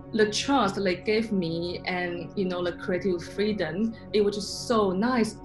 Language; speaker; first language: English; non-native, fluent; Chinese